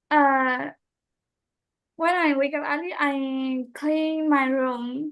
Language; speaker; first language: English; non-native, learner; Burmese